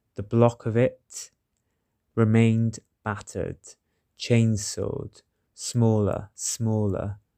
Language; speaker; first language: English; native; English